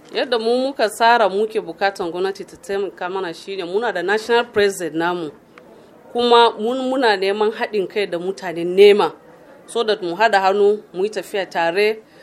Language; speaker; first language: Hausa; non-native, local second language; Fula